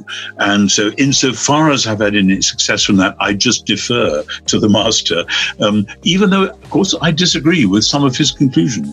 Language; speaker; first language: English; native; English